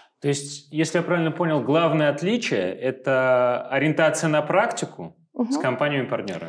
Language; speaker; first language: Russian; native; Russian